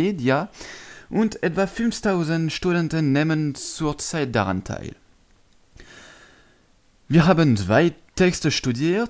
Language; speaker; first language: German; non-native, learner; French